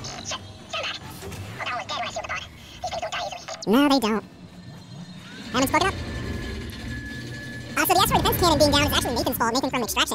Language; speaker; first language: English; native; English